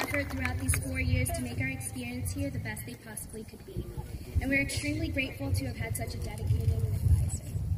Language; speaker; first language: English; early bilingual, other home language; Spanish